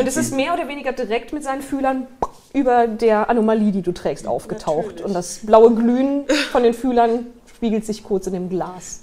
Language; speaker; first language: German; native; German